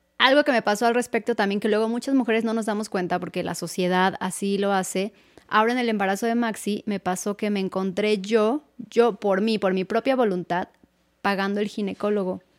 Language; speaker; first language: Spanish; native; Spanish